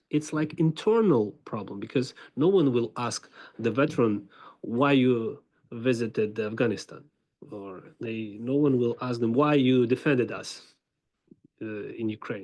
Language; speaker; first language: English; non-native, learner; Ukrainian